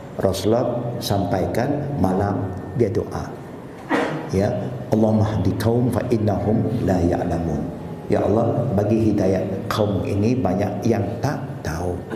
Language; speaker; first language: Malay; non-native, local second language; Chinese